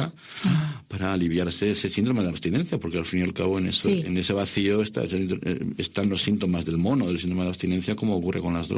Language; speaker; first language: Spanish; native; Spanish